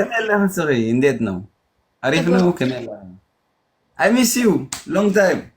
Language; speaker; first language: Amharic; non-native, learner; Tigrinya